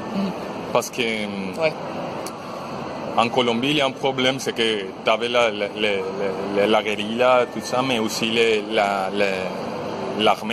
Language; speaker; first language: French; non-native, fluent; Spanish